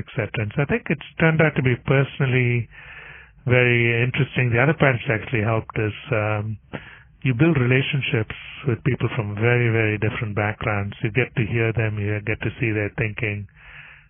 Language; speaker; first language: English; non-native, local second language; Tamil